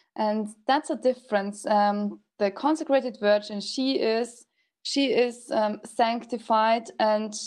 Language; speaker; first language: English; non-native, fluent; German